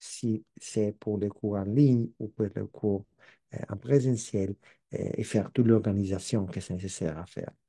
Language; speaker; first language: French; non-native, learner; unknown